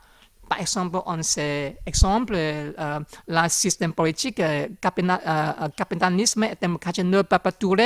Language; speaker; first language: French; non-native, learner; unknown